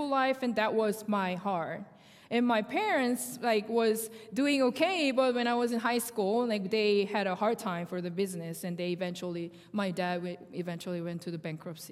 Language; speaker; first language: English; non-native, fluent; Korean